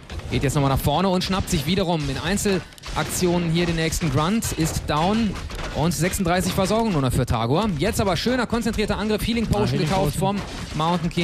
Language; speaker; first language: German; native; German